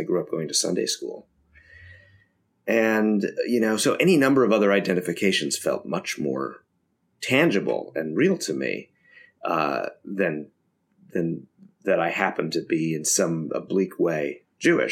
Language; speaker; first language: English; native; English